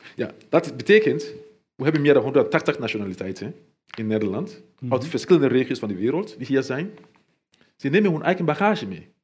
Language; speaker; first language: Dutch; non-native, fluent; Mandingo